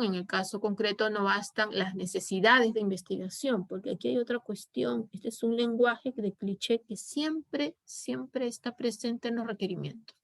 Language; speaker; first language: Spanish; native; Spanish